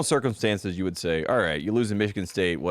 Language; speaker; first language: English; native; English